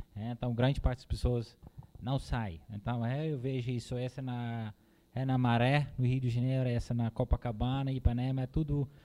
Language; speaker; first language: Portuguese; non-native, fluent; Dutch